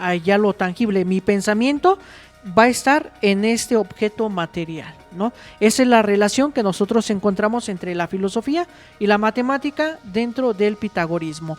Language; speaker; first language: Spanish; native; Spanish